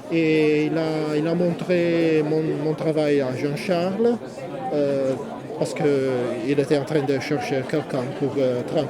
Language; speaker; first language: French; non-native, fluent; Italian